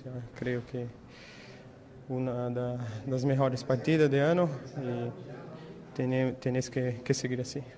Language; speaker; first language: Spanish; non-native, learner; Portuguese